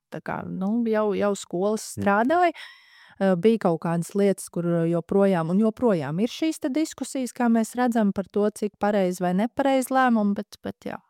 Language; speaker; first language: Latvian; native; Latvian